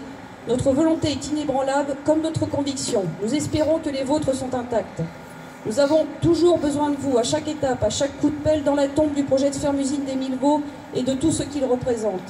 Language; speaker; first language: French; native; French